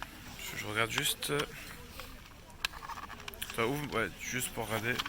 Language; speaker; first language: French; native; French